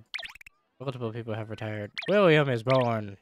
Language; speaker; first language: English; native; English